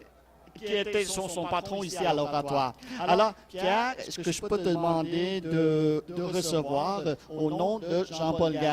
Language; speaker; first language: French; non-native, fluent; Vietnamese